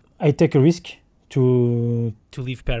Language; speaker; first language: English; non-native, learner; French